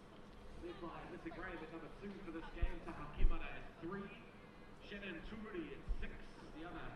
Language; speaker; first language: English; native; English